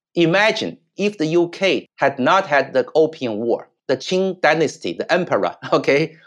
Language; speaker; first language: English; non-native, fluent; Chinese